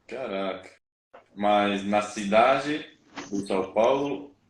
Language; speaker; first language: Portuguese; non-native, fluent; Spanish